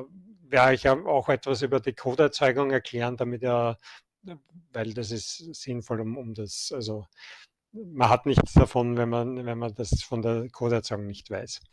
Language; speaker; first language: German; native; German